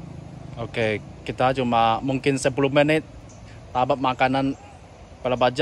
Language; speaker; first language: Indonesian; non-native, fluent; Chinese